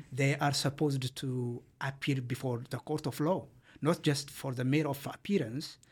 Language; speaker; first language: English; non-native, fluent; Amharic